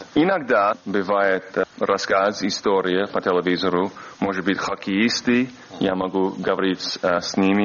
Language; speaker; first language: Russian; non-native, learner; English